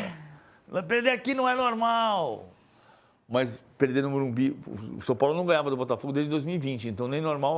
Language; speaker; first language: Portuguese; native; Portuguese